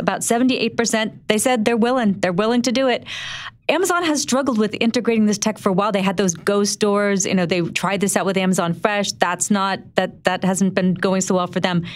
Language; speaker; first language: English; native; English